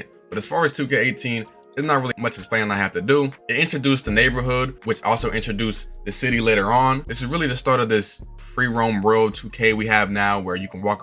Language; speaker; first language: English; native; English